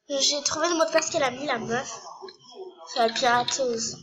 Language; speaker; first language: French; native; French